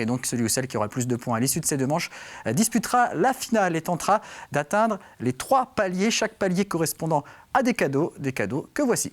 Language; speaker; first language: French; native; French